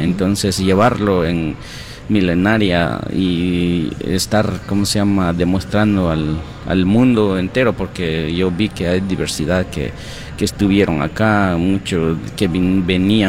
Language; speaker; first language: Spanish; non-native, local second language; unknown